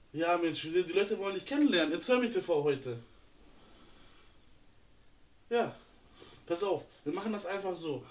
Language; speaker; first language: German; native; German